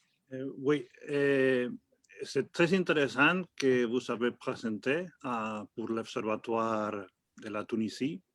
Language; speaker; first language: French; non-native, fluent; Spanish